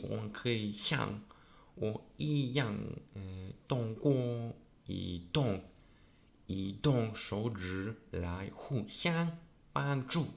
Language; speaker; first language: Chinese; non-native, learner; Polish